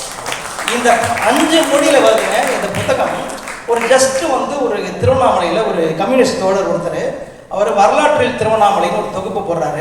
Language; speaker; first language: Tamil; native; Tamil